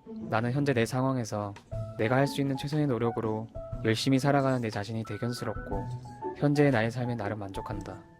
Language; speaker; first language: Korean; native; Korean